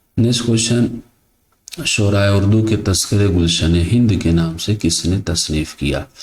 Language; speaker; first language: Urdu; native; Urdu